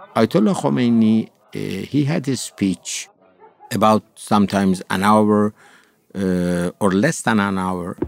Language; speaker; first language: English; non-native, fluent; Persian